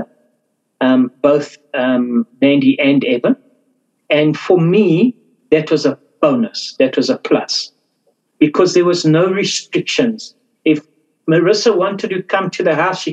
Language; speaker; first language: English; native; English